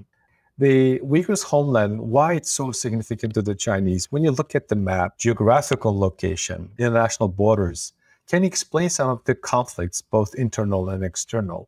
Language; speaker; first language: English; non-native, fluent; Uyghur